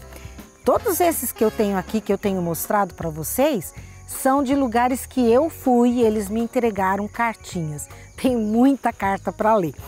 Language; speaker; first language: Portuguese; native; Portuguese